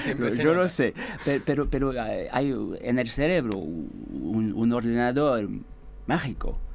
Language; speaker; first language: Spanish; non-native, fluent; French